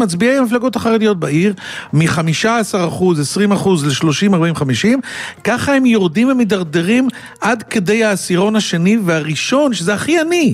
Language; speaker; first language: Hebrew; native; Hebrew